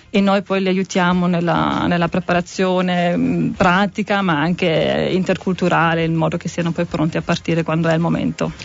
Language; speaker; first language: Italian; non-native, fluent; German